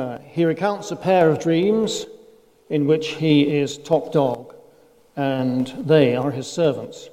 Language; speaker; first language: English; native; English